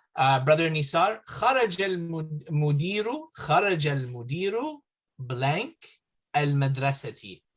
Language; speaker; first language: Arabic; non-native, fluent; English